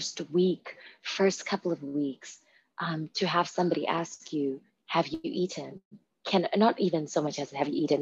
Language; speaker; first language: English; non-native, local second language; Shona